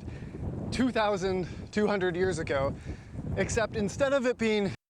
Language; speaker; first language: English; native; English